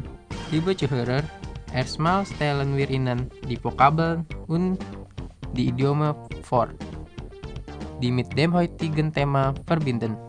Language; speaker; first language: German; non-native, fluent; Indonesian